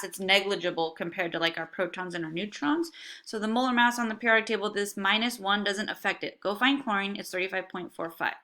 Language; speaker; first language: English; native; English